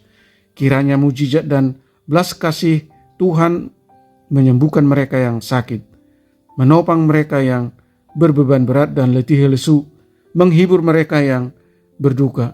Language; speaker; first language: Indonesian; native; Indonesian